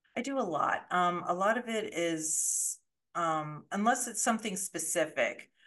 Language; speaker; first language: English; native; English